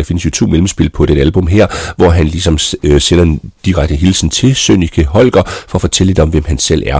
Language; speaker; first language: Danish; native; Danish